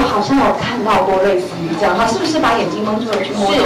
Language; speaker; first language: Chinese; native; Chinese